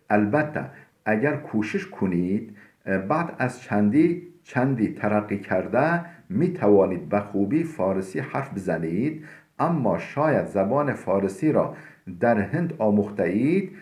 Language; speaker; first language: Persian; non-native, fluent; Turkish